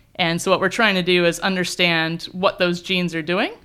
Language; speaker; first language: English; native; English